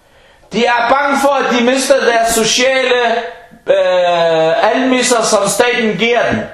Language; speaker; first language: Danish; non-native, fluent; Arabic